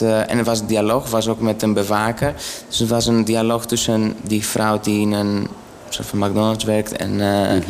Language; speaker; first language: Dutch; non-native, fluent; Greek